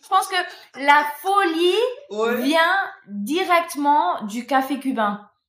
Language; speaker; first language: French; non-native, fluent; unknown